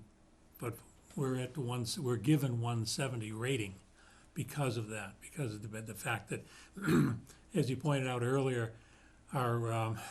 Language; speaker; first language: English; native; English